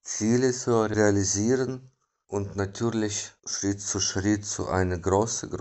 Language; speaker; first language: German; non-native, fluent; Ukrainian